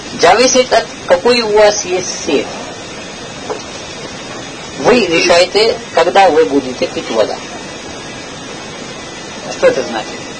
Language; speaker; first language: Russian; non-native, learner; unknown